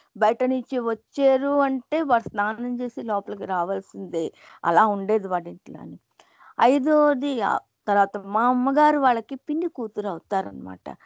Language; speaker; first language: Telugu; non-native, local second language; Hindi